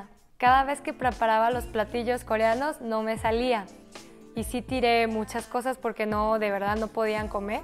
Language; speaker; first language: Spanish; early bilingual, other home language; Korean